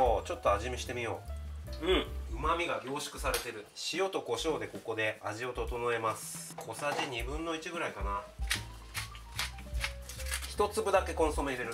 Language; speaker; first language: Japanese; native; Japanese